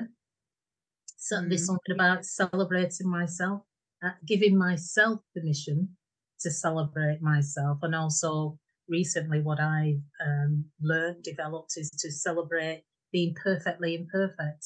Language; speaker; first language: English; native; English